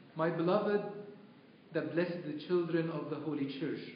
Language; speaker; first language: English; non-native, fluent; Arabic